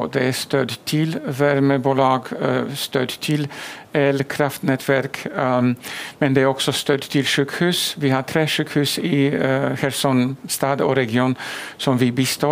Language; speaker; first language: Swedish; non-native, fluent; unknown